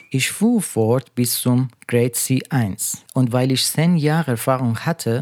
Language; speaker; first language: German; non-native, fluent; Persian